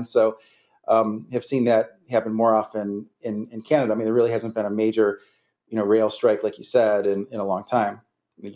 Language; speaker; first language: English; native; English